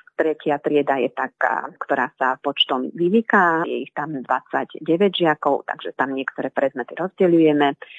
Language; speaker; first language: Slovak; non-native, local second language; Hungarian